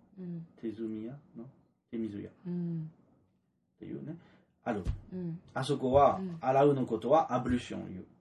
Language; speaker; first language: Japanese; non-native, learner; French